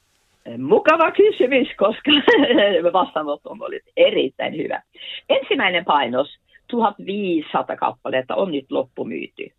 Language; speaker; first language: Finnish; non-native, fluent; Norwegian